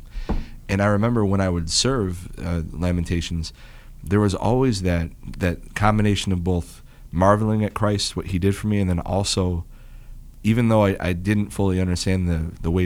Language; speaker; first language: English; native; English